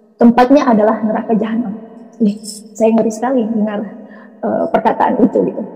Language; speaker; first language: Indonesian; native; Indonesian